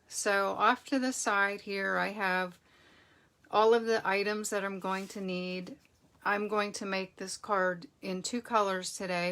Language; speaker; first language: English; native; English